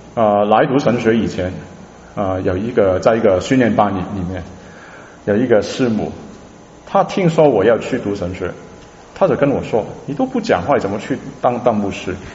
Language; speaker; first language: Chinese; non-native, local second language; Cantonese